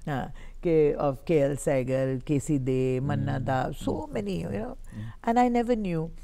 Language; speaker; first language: Bangla; non-native, learner; Tamil